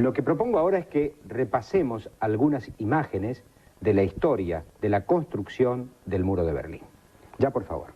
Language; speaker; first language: Spanish; native; Spanish